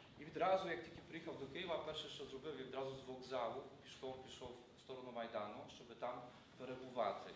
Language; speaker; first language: Ukrainian; non-native, local second language; Polish